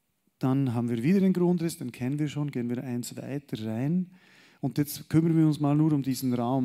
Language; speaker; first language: German; native; German